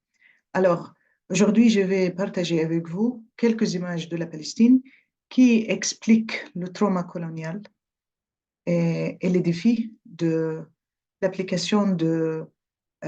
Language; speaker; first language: French; non-native, fluent; Arabic